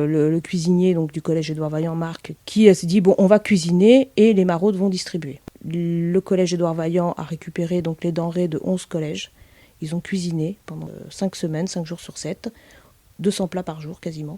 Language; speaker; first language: French; native; French